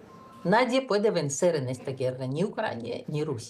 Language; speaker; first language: Spanish; non-native, fluent; Russian